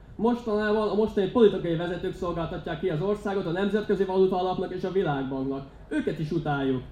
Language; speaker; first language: Hungarian; native; Hungarian